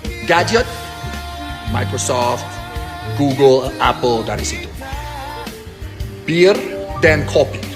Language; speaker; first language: Indonesian; non-native, fluent; English